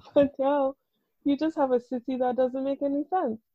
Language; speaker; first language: English; non-native, local second language; Akan